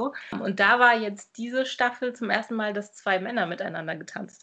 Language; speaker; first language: German; native; German